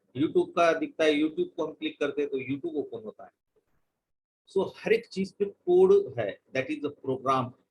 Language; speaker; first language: Hindi; non-native, local second language; Marathi